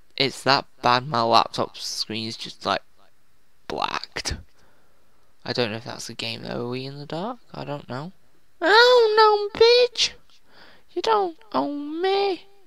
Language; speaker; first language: English; native; English